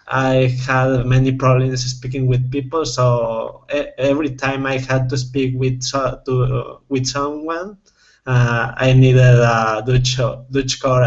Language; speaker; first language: English; non-native, fluent; Spanish